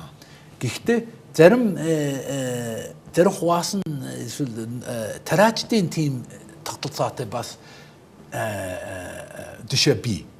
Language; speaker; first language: Mongolian; non-native, fluent; English